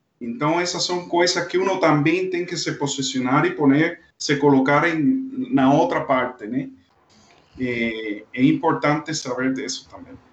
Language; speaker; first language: Portuguese; non-native, fluent; Spanish